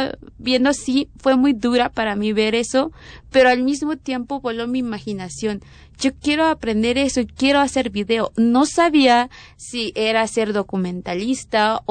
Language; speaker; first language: Spanish; native; Spanish